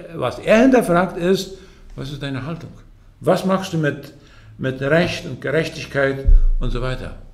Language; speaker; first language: German; early bilingual, heritage; German